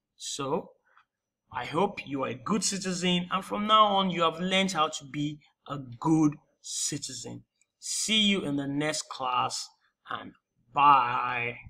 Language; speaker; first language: English; non-native, local second language; Yoruba